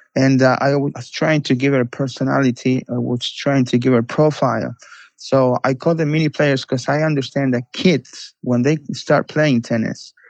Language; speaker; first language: English; non-native, fluent; Spanish